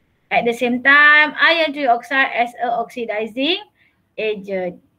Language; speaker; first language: English; non-native, local second language; Malay